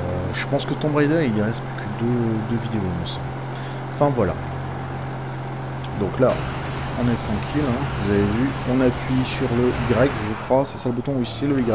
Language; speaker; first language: French; native; French